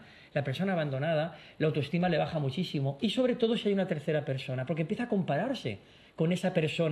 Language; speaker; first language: Spanish; native; Spanish